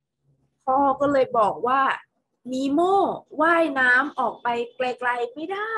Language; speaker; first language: Thai; native; Thai